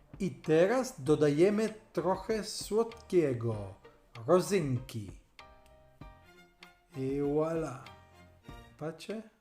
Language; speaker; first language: Polish; non-native, learner; Italian